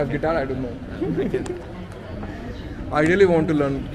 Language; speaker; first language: English; non-native, local second language; Hindi